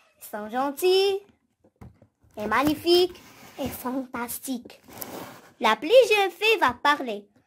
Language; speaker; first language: French; non-native, local second language; Arabic